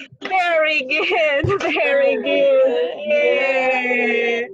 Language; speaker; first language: English; non-native, fluent; Romanian